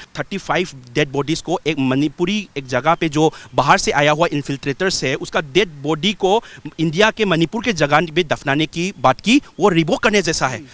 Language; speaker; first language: Hindi; non-native, local second language; Manipuri